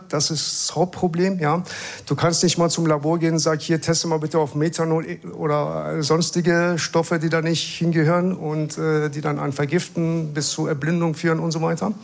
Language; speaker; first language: German; early bilingual, other home language; Persian